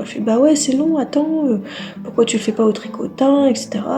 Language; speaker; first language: French; native; French